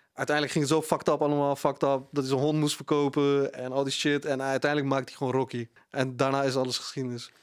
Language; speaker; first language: Dutch; early bilingual, other home language; Punjabi